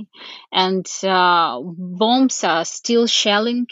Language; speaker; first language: English; non-native, fluent; Ukrainian